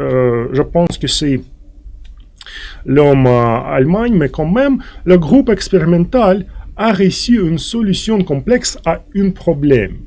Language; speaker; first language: French; non-native, fluent; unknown